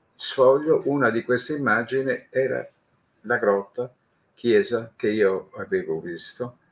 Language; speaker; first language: Italian; native; Italian